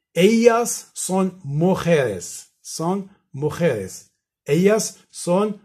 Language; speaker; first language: Spanish; non-native, fluent; Arabic